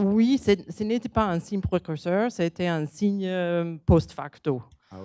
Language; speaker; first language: French; non-native, learner; English